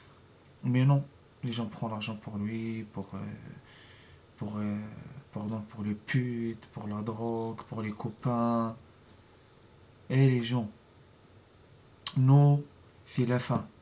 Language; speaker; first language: French; non-native, learner; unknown